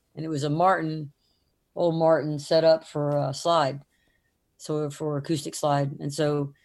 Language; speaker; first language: English; native; English